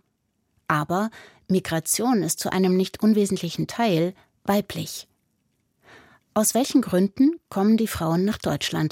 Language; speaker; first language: German; native; German